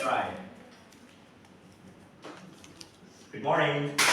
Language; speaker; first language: English; non-native, learner; Indonesian